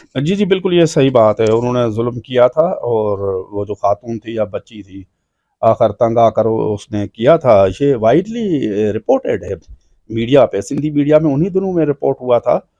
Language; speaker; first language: Urdu; non-native, local second language; Sindhi